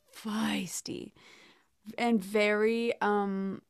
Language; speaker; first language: English; native; English